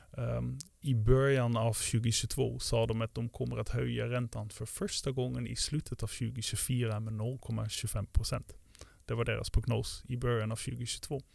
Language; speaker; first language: Swedish; non-native, fluent; Dutch